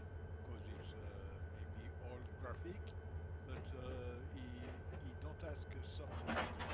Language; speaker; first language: English; non-native, learner; French